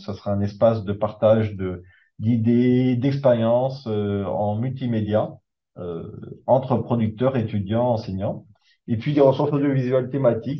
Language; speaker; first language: French; native; French